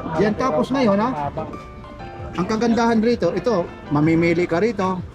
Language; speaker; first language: Filipino; non-native, local second language; Waray